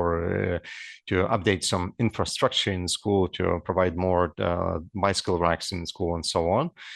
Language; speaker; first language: English; non-native, fluent; Lithuanian